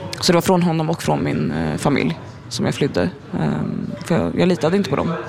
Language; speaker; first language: Swedish; early bilingual, other home language; Arabic